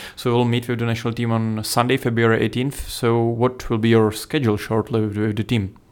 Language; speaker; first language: English; non-native, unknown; Czech